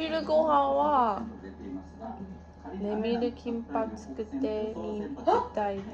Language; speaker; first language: Japanese; non-native, fluent; Korean